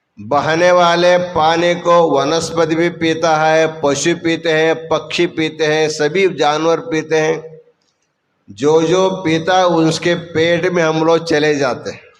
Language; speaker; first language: Hindi; non-native, local second language; Marathi